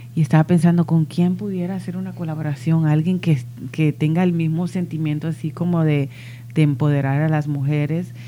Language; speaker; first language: Spanish; early bilingual, heritage; Spanish